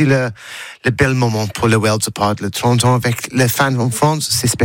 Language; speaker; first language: French; non-native, learner; English